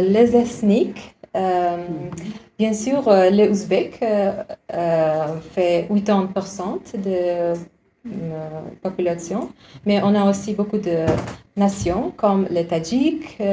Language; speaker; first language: French; non-native, learner; Uzbek